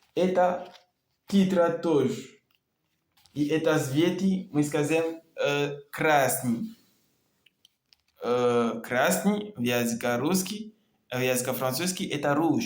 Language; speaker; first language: Russian; non-native, learner; French